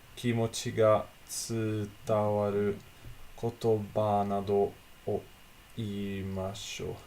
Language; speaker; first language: Japanese; non-native, learner; Italian